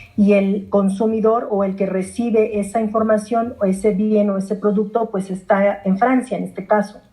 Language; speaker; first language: Spanish; non-native, fluent; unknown